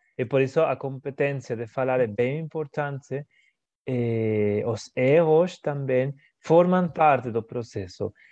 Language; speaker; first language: Portuguese; non-native, fluent; Spanish